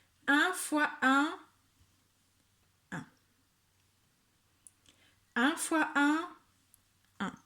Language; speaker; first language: French; native; French